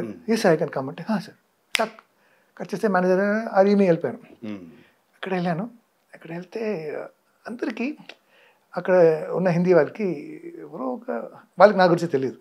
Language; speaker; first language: Telugu; non-native, fluent; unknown